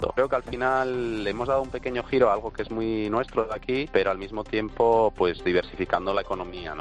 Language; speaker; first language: Spanish; native; Spanish